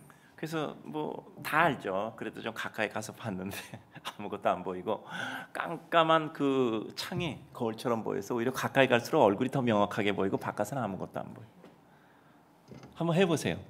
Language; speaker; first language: Korean; native; Korean